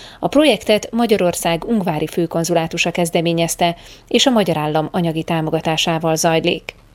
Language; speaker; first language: Hungarian; native; Hungarian